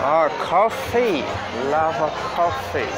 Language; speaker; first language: English; non-native, learner; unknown